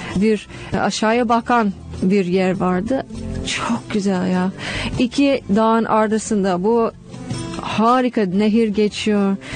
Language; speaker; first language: Turkish; non-native, fluent; English